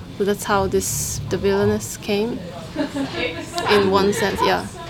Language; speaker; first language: English; non-native, fluent; Korean